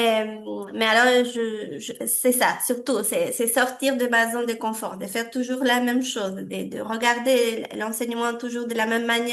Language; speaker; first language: French; non-native, fluent; Spanish